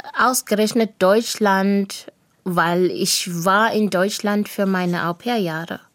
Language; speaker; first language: German; non-native, fluent; Shona